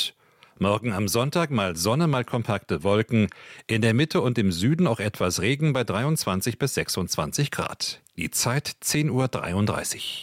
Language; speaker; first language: German; native; German